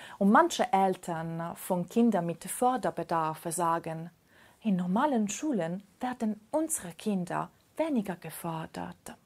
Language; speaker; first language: German; non-native, fluent; Italian